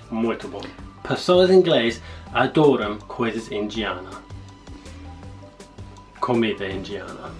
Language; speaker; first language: Portuguese; non-native, learner; English